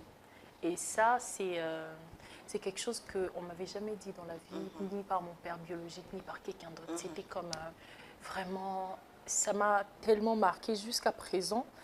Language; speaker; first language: French; non-native, local second language; Lingala